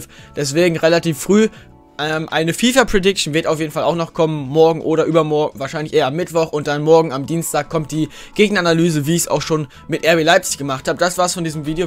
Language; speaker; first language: German; native; German